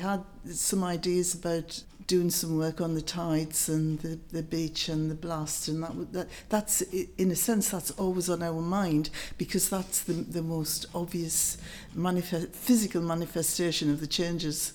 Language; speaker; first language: English; native; English